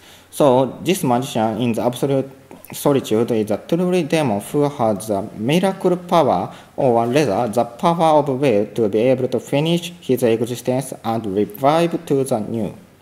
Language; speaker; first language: English; non-native, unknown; Japanese